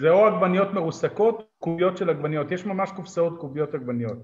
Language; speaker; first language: Hebrew; native; Hebrew